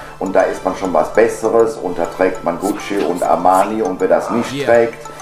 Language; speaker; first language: German; native; German